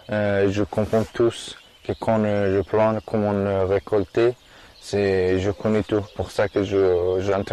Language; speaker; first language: French; non-native, learner; Persian